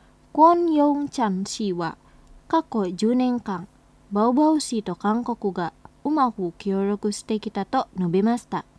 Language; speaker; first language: Japanese; non-native, fluent; Indonesian